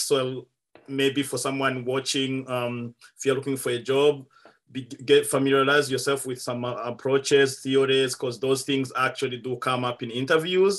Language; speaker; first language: English; non-native, local second language; Kinyarwanda